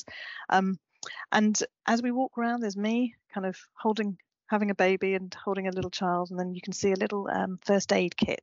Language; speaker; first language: English; native; English